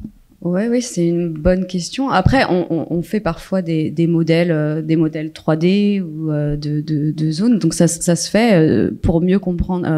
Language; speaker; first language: French; native; French